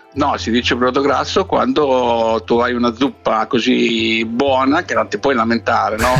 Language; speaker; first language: Italian; non-native, fluent; Spanish